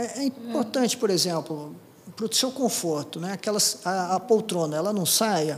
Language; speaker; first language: Portuguese; non-native, local second language; Japanese